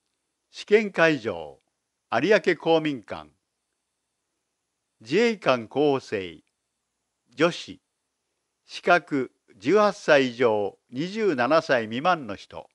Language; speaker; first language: Japanese; native; Japanese